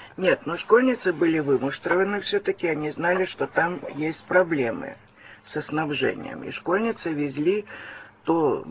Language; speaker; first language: Russian; early bilingual, heritage; Russian